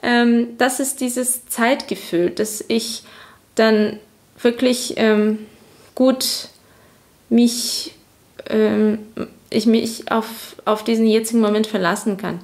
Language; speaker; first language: German; non-native, fluent; Azerbaijani